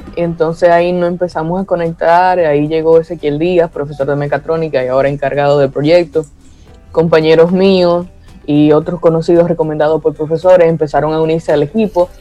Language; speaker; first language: Spanish; native; Spanish